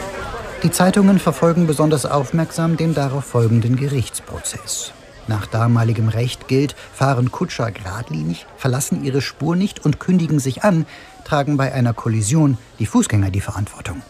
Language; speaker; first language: German; native; German